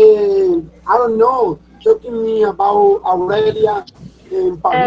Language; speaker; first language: English; non-native, learner; Spanish